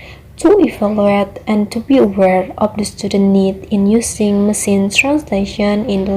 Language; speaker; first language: English; non-native, learner; Indonesian